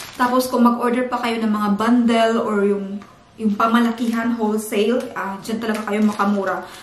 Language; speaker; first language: Filipino; non-native, local second language; Cebuano